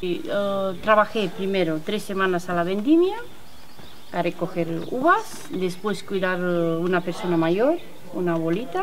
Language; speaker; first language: Spanish; non-native, fluent; Romanian